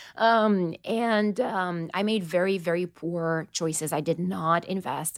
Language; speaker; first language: English; non-native, fluent; Romanian